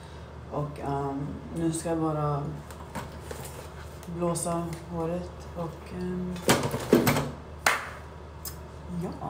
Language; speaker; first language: Swedish; early bilingual, heritage; Swedish